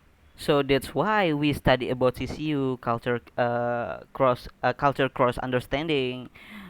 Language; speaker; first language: English; non-native, learner; Indonesian